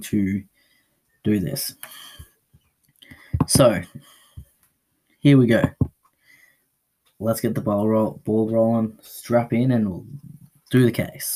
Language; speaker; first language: English; native; English